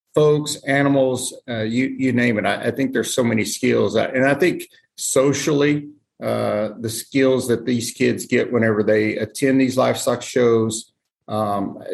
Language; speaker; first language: English; native; English